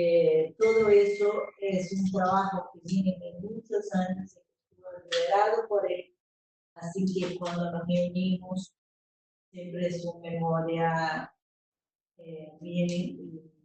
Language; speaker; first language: Spanish; non-native, fluent; Portuguese